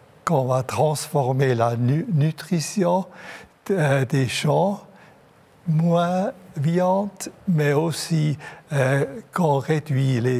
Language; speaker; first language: French; non-native, local second language; German